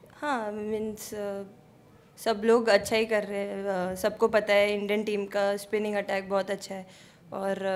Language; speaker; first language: Hindi; native; Hindi